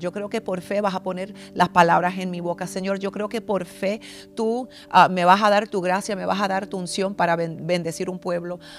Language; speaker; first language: Spanish; early bilingual, heritage; Spanish